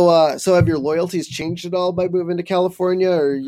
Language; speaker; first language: English; native; English